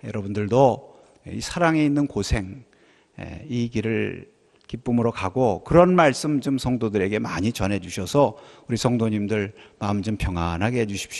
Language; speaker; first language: Korean; native; Korean